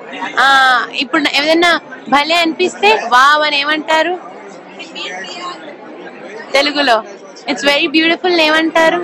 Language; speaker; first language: Telugu; native; Telugu